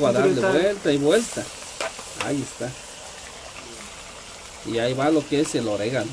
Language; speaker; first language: Spanish; native; Spanish